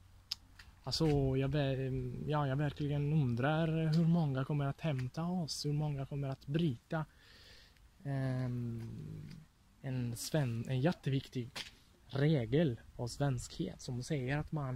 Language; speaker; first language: Swedish; non-native, fluent; Italian